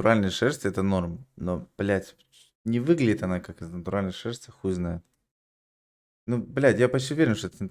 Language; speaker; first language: Russian; native; Russian